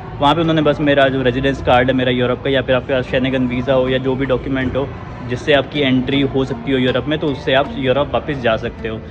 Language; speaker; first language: Hindi; native; Hindi